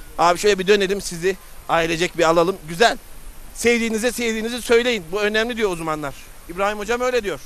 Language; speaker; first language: Turkish; native; Turkish